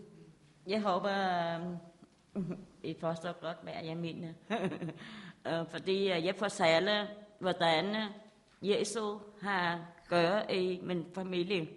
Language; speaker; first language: Danish; non-native, learner; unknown